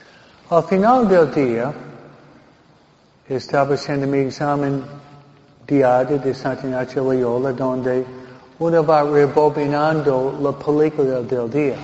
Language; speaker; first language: Spanish; non-native, fluent; English